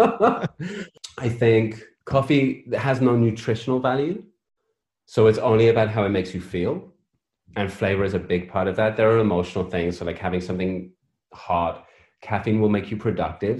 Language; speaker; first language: English; native; English